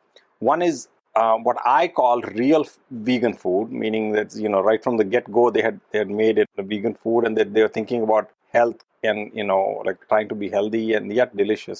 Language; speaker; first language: English; non-native, local second language; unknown